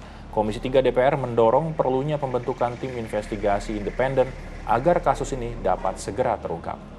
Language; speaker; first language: Indonesian; native; Indonesian